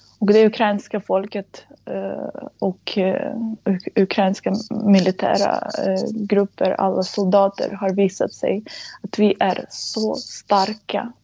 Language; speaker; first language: Swedish; non-native, fluent; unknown